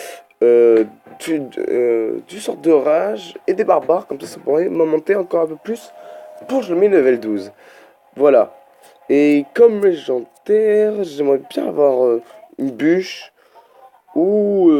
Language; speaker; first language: French; native; French